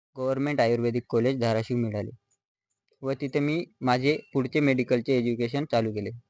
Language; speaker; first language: Marathi; non-native, local second language; Bhili